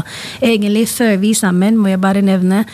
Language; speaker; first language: Norwegian; non-native, fluent; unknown